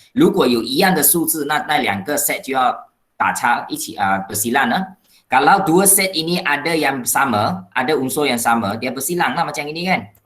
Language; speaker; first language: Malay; non-native, local second language; Chinese